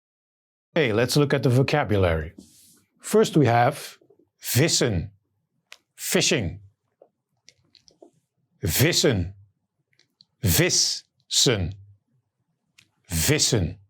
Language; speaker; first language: English; non-native, fluent; Dutch